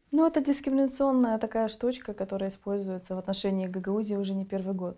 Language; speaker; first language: Russian; native; Russian